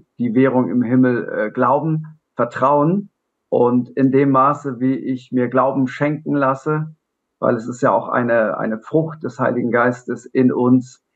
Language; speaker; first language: German; native; German